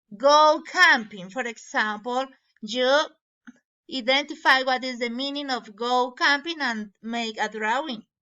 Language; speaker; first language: English; non-native, learner; Spanish